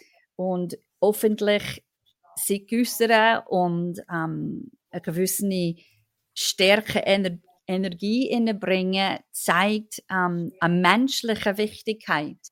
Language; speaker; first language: German; non-native, fluent; English